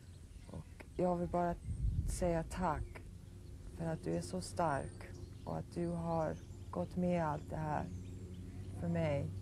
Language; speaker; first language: Swedish; early bilingual, heritage; Swedish